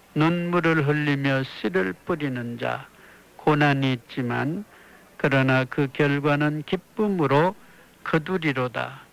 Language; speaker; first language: Korean; native; Korean